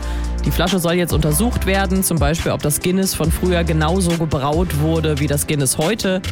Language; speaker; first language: German; native; German